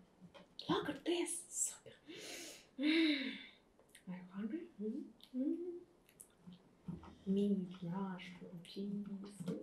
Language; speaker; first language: English; non-native, learner; Russian